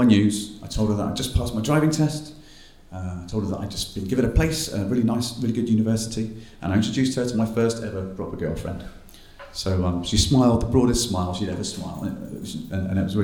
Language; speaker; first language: English; native; English